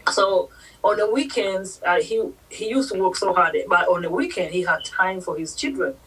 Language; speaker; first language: English; non-native, local second language; Swahili